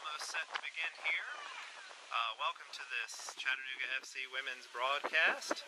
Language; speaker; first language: English; native; English